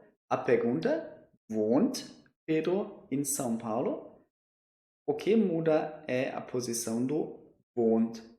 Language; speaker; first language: Portuguese; non-native, fluent; German